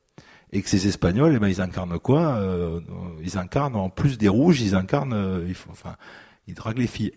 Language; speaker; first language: French; native; French